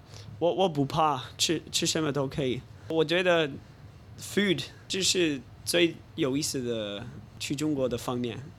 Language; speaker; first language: Chinese; non-native, fluent; English